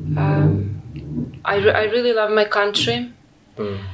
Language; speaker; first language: English; non-native, fluent; Ukrainian